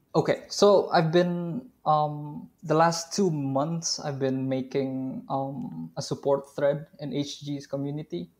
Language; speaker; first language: English; non-native, fluent; Indonesian